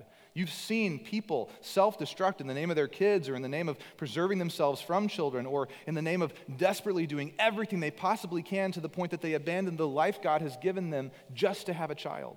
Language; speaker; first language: English; native; English